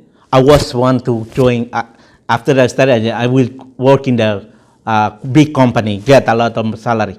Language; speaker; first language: English; non-native, fluent; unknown